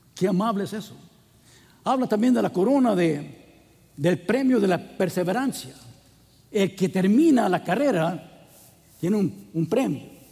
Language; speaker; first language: Spanish; non-native, fluent; English